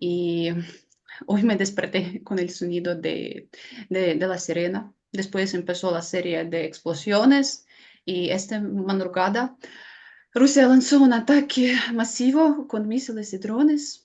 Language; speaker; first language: Spanish; non-native, fluent; Ukrainian